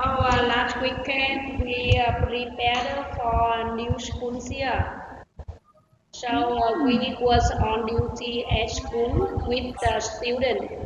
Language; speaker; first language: English; non-native, learner; Vietnamese